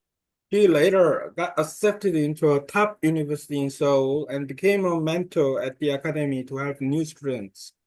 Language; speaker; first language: English; non-native, learner; Korean